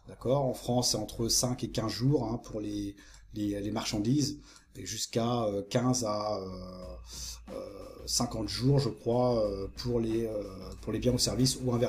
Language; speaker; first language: French; native; French